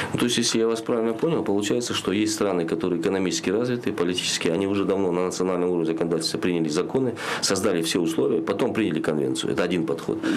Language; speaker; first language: Russian; non-native, local second language; Kyrgyz